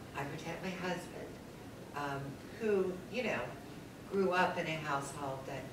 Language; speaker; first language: English; native; English